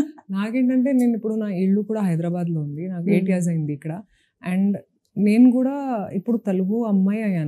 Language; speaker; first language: Telugu; non-native, fluent; Hindi